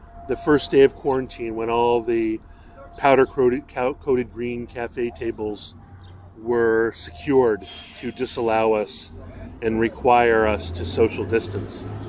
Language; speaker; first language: English; native; English